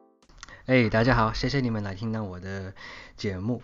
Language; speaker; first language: Chinese; early bilingual, heritage; English